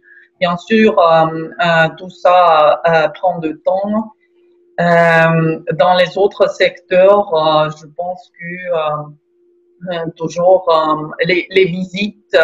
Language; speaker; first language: French; non-native, fluent; Estonian